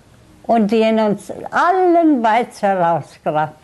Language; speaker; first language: German; early bilingual, heritage; German